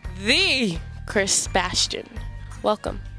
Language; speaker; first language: English; native; English